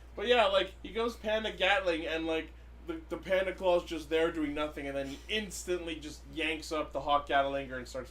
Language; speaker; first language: English; native; English